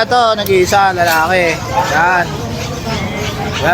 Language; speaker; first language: Filipino; native; Filipino